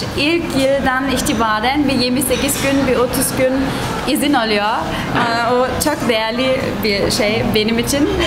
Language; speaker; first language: Turkish; non-native, fluent; German